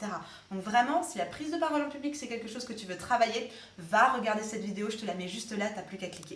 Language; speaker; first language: French; native; French